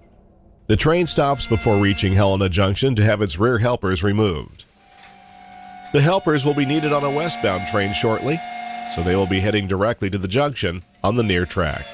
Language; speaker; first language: English; native; English